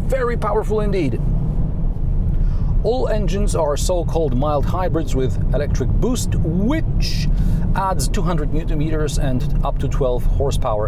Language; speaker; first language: English; non-native, fluent; Polish